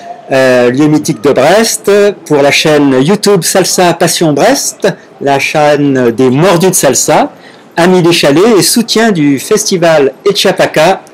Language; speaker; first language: French; native; French